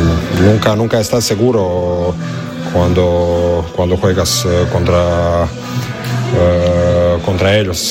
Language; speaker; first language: Spanish; non-native, learner; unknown